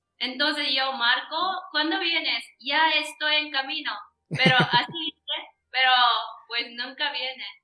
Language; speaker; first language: Spanish; non-native, learner; Japanese